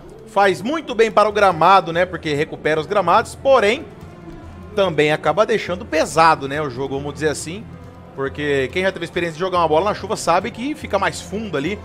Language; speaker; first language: Portuguese; native; Portuguese